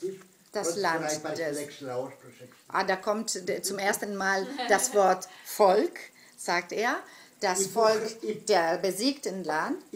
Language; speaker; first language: German; non-native, fluent; Greek